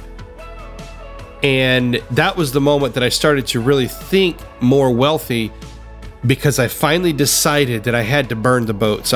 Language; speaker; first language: English; native; English